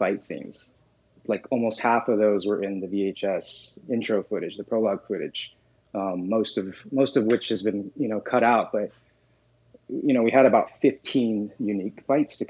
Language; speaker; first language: English; native; English